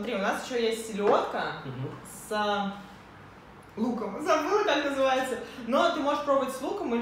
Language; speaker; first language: Russian; native; Russian